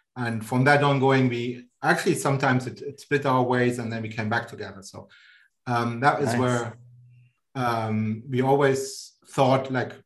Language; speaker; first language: English; non-native, fluent; German